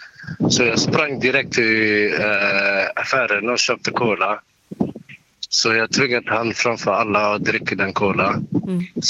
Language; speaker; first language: Swedish; non-native, learner; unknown